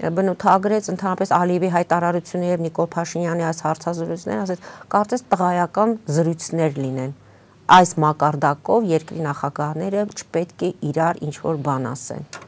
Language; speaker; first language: Armenian; native; Armenian